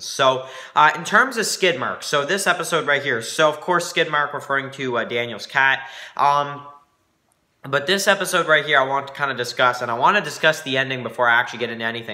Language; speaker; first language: English; native; English